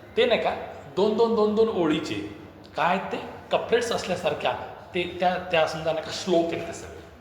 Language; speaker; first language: Marathi; native; Marathi